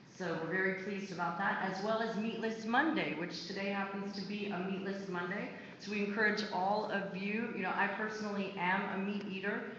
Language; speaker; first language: English; native; English